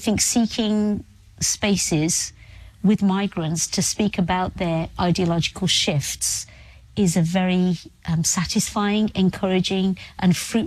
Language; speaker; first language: English; native; English